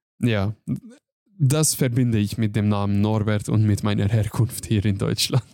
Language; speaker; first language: German; non-native, fluent; Hungarian